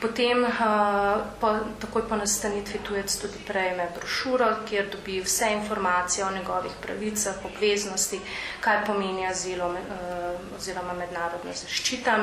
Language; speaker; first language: Slovenian; native; Slovenian